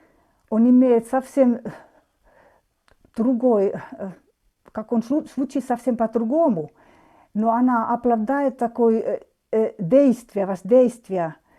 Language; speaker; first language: Russian; non-native, fluent; Finnish